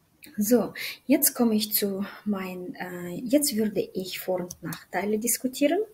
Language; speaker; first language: German; non-native, fluent; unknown